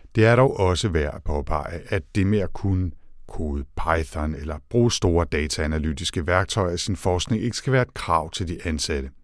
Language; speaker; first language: Danish; native; Danish